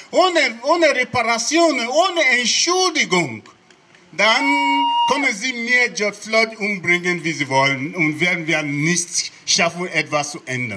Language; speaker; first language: German; non-native, fluent; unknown